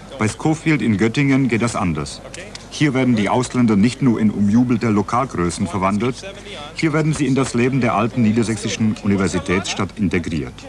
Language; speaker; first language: German; non-native, fluent; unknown